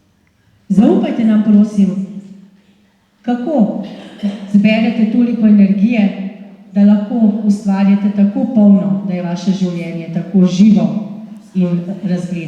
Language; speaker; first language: Slovenian; native; Slovenian